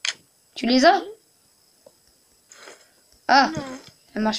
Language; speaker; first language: French; native; French